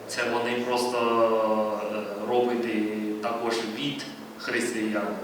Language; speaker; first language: Ukrainian; non-native, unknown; Chinese